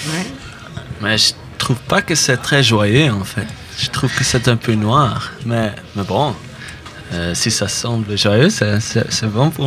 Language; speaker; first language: French; non-native, local second language; Dutch